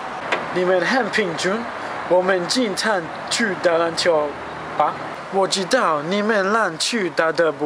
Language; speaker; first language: Chinese; non-native, learner; English